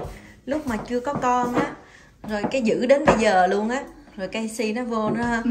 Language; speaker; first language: Vietnamese; native; Vietnamese